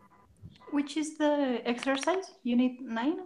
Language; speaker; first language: English; non-native, fluent; Spanish